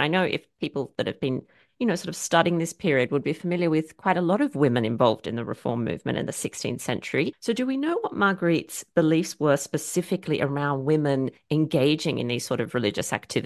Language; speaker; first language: English; native; English